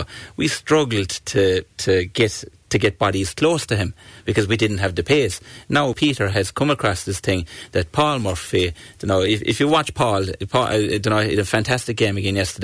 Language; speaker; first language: English; native; English